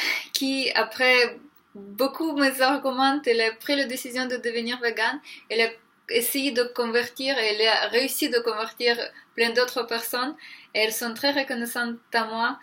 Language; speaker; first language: French; non-native, learner; Ukrainian